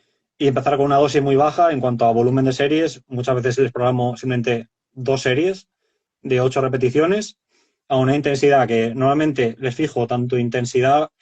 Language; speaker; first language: Spanish; native; Spanish